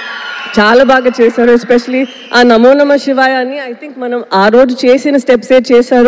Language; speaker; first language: Telugu; non-native, local second language; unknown